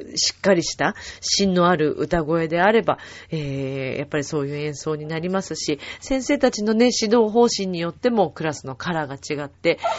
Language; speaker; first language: Japanese; native; Japanese